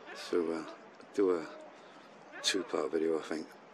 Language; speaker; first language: English; early bilingual, other home language; Spanish